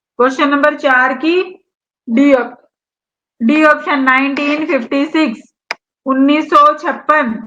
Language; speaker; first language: Hindi; native; Hindi